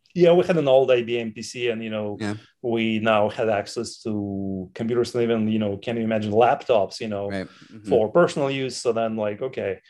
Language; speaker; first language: English; non-native, fluent; Russian